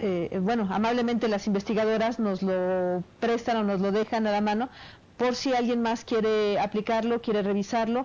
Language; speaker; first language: Spanish; native; Spanish